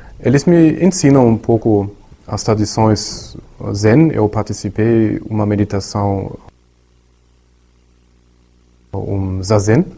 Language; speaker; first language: Portuguese; non-native, learner; German